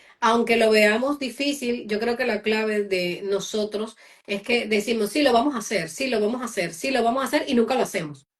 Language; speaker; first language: Spanish; native; Spanish